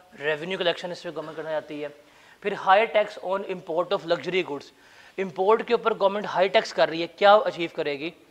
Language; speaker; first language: Urdu; non-native, local second language; Punjabi